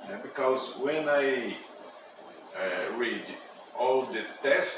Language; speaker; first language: English; non-native, learner; Portuguese